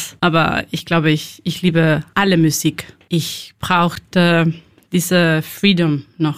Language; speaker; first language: German; non-native, learner; Spanish